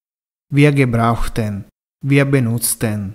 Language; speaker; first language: German; non-native, fluent; Italian